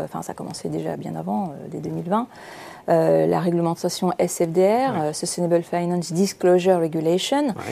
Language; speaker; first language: French; native; French